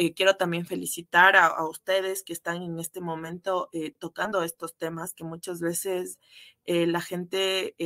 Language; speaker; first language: Spanish; native; Spanish